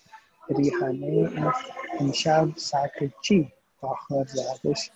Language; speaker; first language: Persian; non-native, learner; Urdu